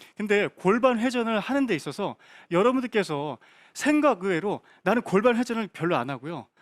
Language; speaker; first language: Korean; native; Korean